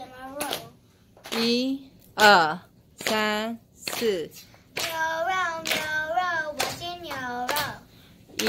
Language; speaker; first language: Chinese; non-native, learner; English